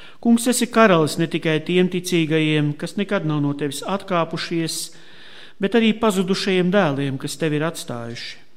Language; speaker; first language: Latvian; native; Latvian